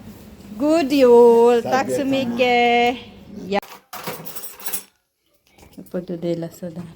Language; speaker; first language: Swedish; non-native, learner; Filipino